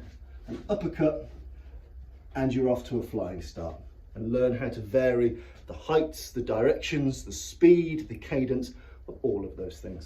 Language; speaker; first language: English; native; English